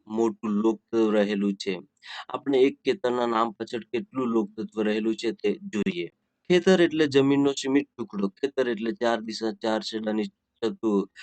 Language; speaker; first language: Gujarati; non-native, local second language; Rathawi